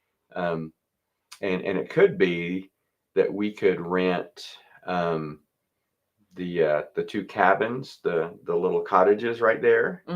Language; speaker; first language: English; native; English